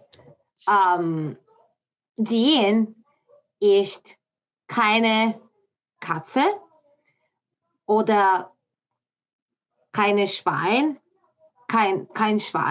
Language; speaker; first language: German; non-native, learner; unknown